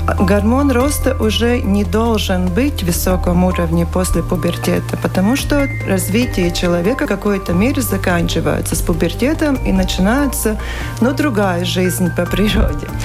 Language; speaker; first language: Russian; non-native, local second language; Latvian